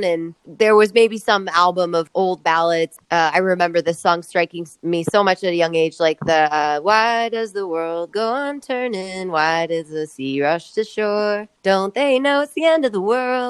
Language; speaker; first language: English; native; English